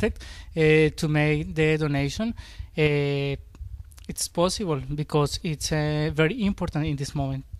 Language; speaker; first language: English; non-native, learner; Spanish